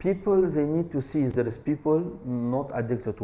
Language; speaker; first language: English; non-native, fluent; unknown